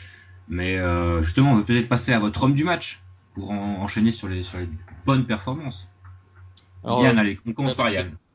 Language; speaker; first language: French; native; French